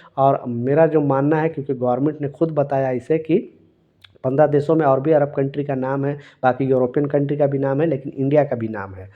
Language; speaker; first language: Hindi; native; Hindi